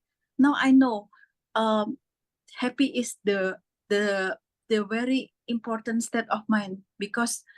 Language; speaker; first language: English; non-native, fluent; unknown